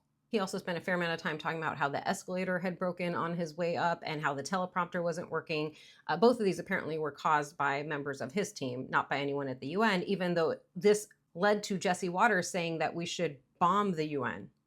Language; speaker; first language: English; native; English